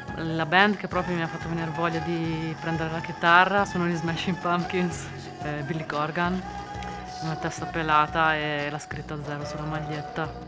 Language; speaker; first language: Italian; native; Italian